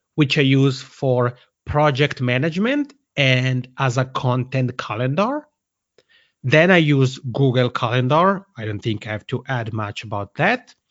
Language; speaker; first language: English; non-native, fluent; Italian